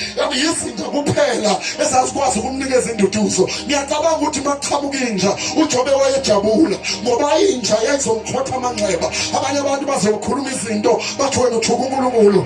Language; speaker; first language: Zulu; non-native, local second language; South Ndebele